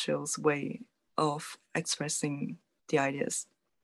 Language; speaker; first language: English; non-native, local second language; Chinese